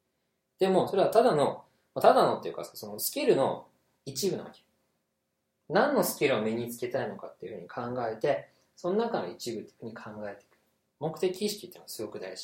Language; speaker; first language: Japanese; native; Japanese